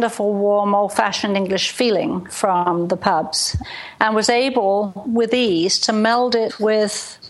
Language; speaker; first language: English; native; English